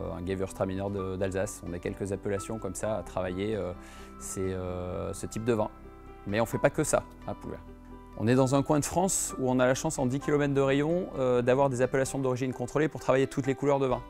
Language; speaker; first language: French; native; French